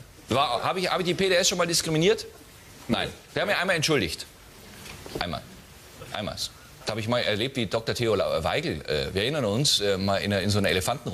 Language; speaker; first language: German; native; German